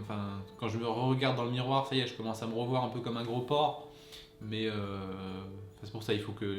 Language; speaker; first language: French; native; French